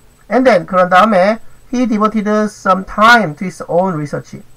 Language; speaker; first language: English; non-native, fluent; Korean